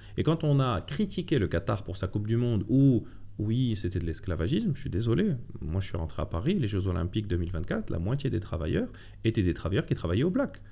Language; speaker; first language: French; non-native, local second language; Arabic